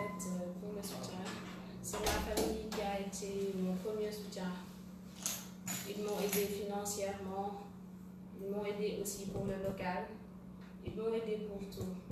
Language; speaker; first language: French; non-native, local second language; Wolof